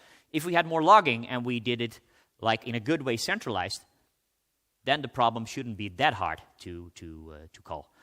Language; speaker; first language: English; non-native, fluent; Dutch